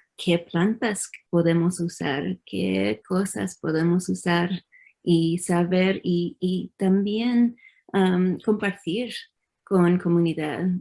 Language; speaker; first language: Spanish; early bilingual, heritage; English